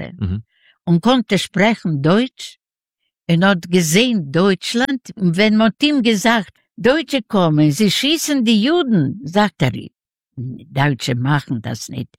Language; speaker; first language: German; non-native, learner; Yiddish